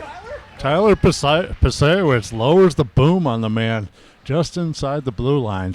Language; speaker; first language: English; native; English